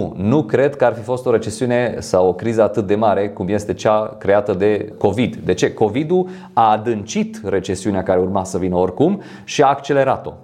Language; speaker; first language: Romanian; non-native, fluent; French